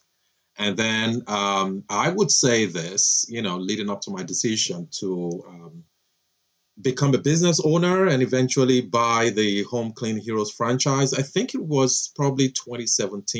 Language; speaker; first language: English; non-native, local second language; Yoruba